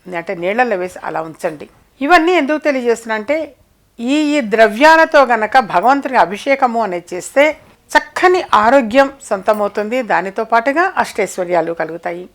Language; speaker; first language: Telugu; native; Telugu